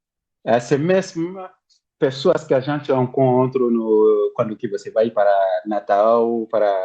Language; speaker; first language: Portuguese; non-native, learner; Bambara